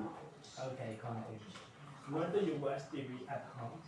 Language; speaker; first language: English; non-native, learner; Spanish